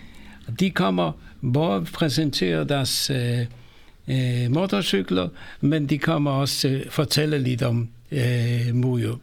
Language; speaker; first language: Danish; non-native, fluent; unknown